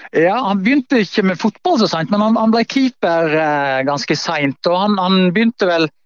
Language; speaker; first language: Norwegian; native; Norwegian